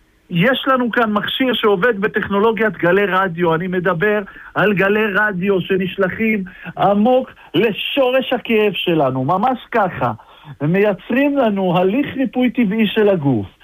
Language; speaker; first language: Hebrew; native; Hebrew